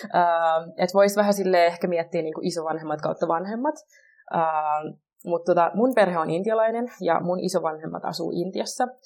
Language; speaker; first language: Finnish; native; Finnish